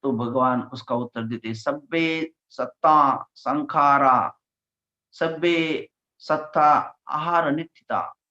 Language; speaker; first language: Hindi; non-native, local second language; Marathi